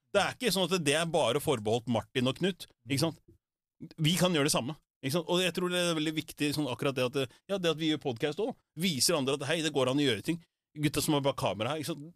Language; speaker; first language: Norwegian; early bilingual, other home language; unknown